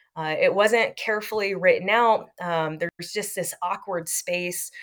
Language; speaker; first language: English; native; English